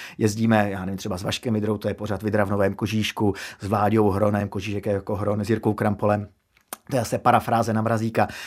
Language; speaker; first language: Czech; native; Czech